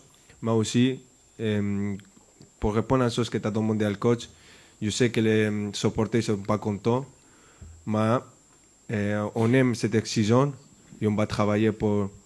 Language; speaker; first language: French; non-native, fluent; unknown